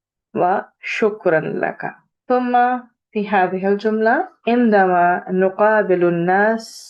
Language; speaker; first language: Arabic; non-native, fluent; Urdu